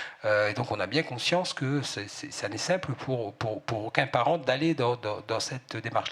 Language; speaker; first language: French; native; French